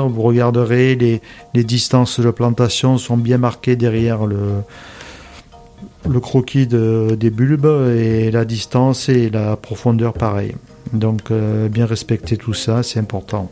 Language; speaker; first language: French; native; French